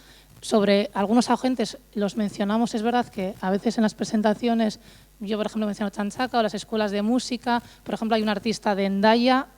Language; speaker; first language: Spanish; native; Spanish